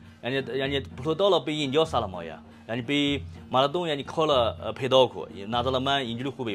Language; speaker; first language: Persian; non-native, learner; Chinese